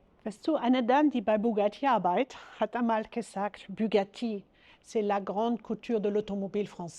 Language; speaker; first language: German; non-native, fluent; French